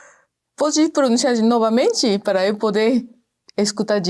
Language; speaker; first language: Portuguese; non-native, fluent; Japanese